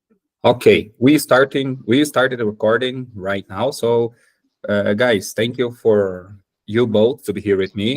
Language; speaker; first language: English; non-native, fluent; Portuguese